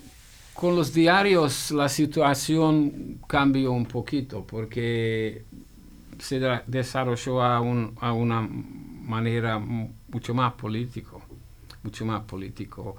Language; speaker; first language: Spanish; non-native, fluent; Hungarian